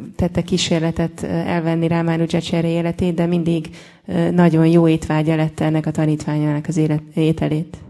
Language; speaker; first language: Hungarian; native; Hungarian